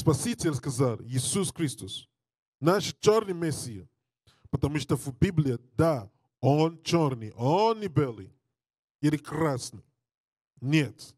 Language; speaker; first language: Russian; non-native, learner; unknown